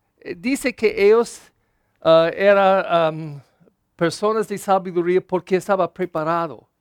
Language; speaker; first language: Spanish; non-native, learner; English